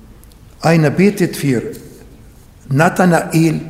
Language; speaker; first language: German; non-native, fluent; Arabic